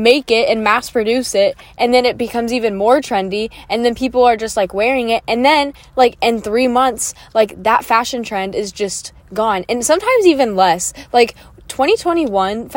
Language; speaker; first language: English; native; English